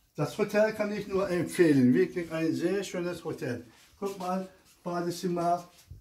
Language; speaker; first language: German; early bilingual, heritage; Turkish